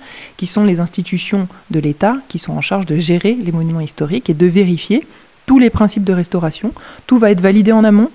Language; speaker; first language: French; native; French